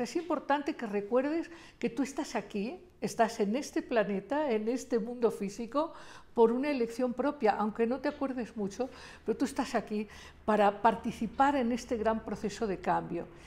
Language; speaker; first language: Spanish; native; Spanish